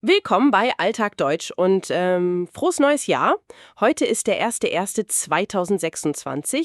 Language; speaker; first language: German; native; German